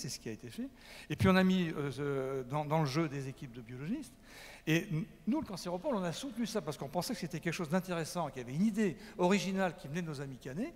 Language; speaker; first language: French; native; French